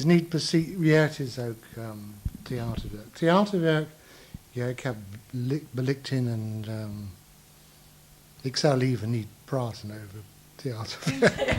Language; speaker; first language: Dutch; non-native, learner; English